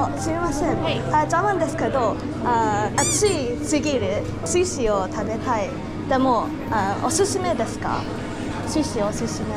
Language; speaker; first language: Japanese; non-native, learner; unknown